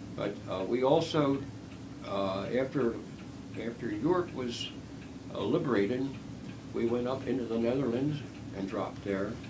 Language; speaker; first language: English; native; English